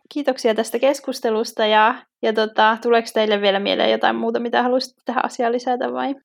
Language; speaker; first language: Finnish; native; Finnish